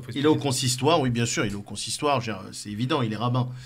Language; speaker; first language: French; native; French